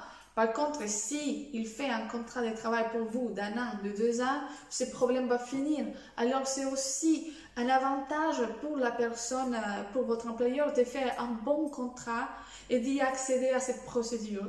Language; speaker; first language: French; non-native, fluent; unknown